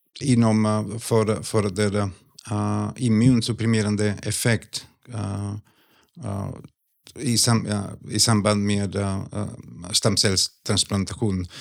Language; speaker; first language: Swedish; non-native, fluent; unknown